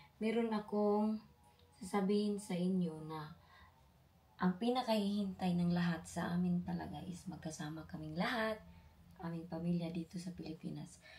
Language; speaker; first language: Filipino; non-native, local second language; Cebuano